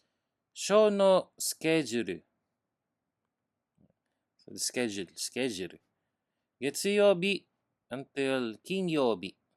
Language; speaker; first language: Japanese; non-native, learner; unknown